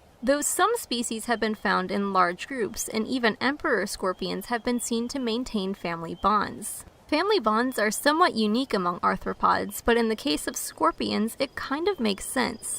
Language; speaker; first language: English; native; English